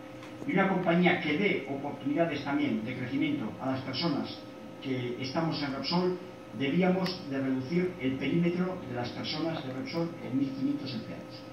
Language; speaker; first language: Spanish; native; Spanish